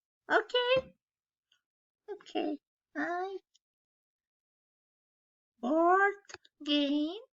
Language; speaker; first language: English; non-native, learner; Spanish